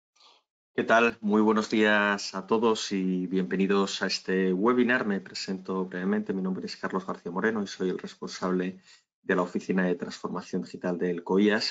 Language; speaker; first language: Spanish; native; Spanish